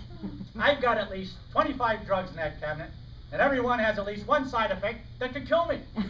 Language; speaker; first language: English; native; English